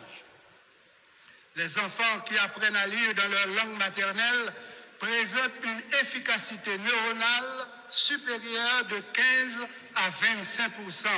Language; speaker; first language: French; non-native, local second language; Haitian Creole